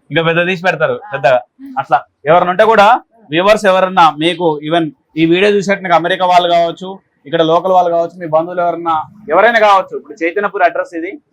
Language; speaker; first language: Telugu; native; Telugu